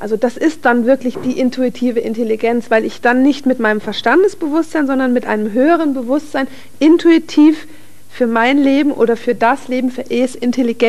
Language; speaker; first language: German; native; German